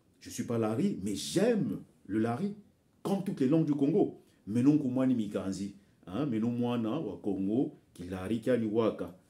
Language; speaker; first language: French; non-native, local second language; Bembe